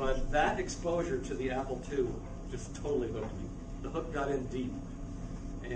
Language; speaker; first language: English; native; English